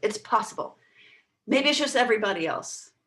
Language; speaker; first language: English; native; English